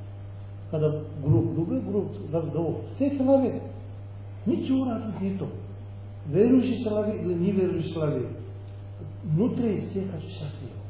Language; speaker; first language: Russian; non-native, learner; Tibetan